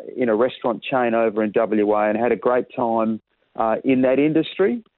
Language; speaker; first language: English; native; English